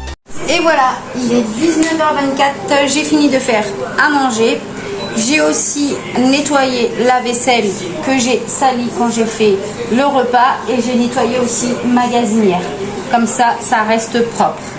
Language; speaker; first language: French; native; French